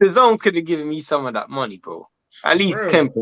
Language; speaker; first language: English; native; English